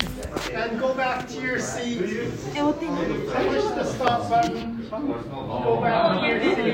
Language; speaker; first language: English; non-native, learner; Japanese